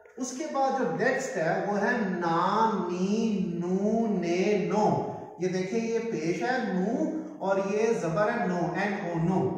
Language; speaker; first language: Urdu; non-native, local second language; Punjabi